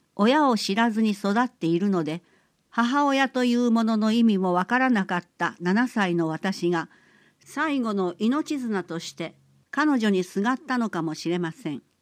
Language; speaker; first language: Japanese; early bilingual, other home language; Persian